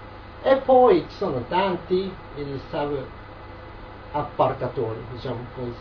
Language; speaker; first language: Italian; non-native, learner; Japanese